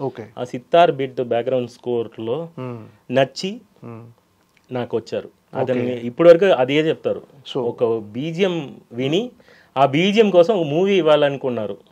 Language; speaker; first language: Telugu; non-native, local second language; Tamil